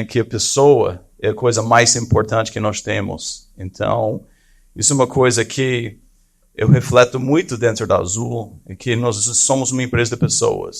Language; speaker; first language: Portuguese; non-native, fluent; English